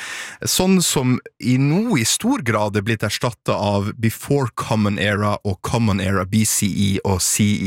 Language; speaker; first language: Norwegian; native; Norwegian